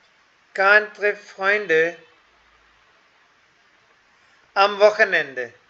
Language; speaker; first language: German; non-native, fluent; Hindi